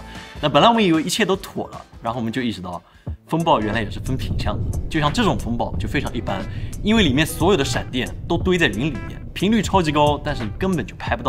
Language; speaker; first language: Chinese; native; Chinese